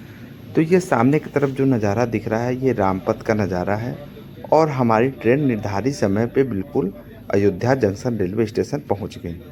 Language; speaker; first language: Hindi; native; Hindi